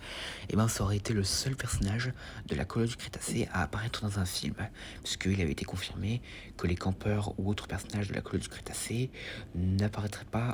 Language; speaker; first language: French; native; French